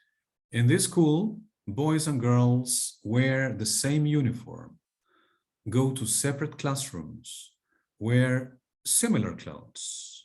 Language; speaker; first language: English; non-native, fluent; Spanish